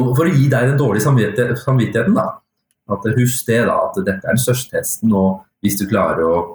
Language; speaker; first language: Norwegian; early bilingual, other home language; Urdu